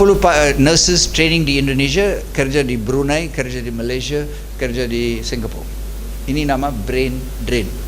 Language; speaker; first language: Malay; non-native, learner; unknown